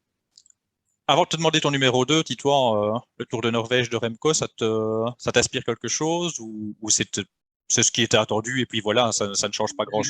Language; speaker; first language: French; native; French